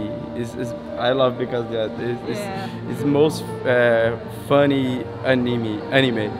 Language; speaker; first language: English; non-native, learner; Portuguese